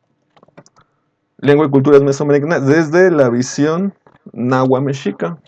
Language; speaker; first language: Spanish; native; Spanish